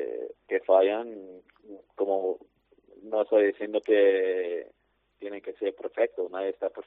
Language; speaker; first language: Spanish; non-native, fluent; English